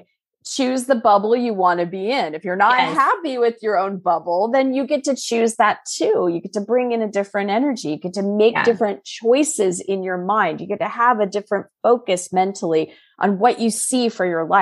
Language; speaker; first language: English; native; English